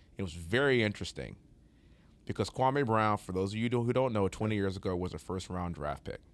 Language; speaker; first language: English; native; English